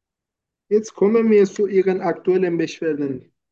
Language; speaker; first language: German; non-native, fluent; Turkish